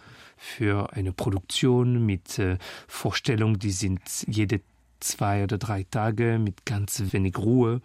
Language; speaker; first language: German; non-native, fluent; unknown